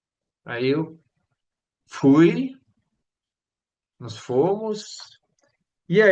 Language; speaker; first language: Portuguese; non-native, fluent; Swedish